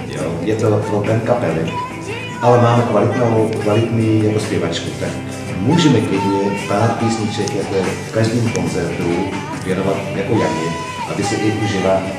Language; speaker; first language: Czech; non-native, fluent; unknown